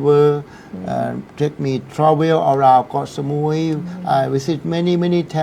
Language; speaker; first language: English; non-native, learner; Thai